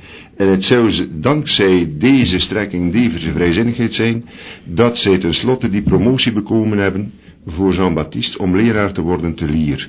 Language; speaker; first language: Dutch; native; Dutch